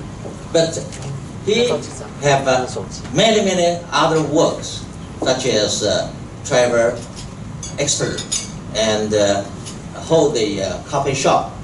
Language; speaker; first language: English; non-native, local second language; Chinese